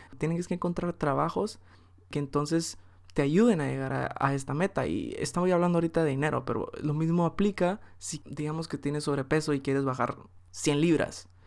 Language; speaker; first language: Spanish; early bilingual, heritage; Spanish